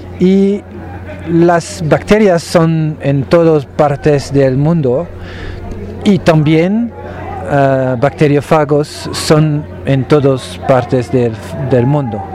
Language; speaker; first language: Spanish; non-native, learner; French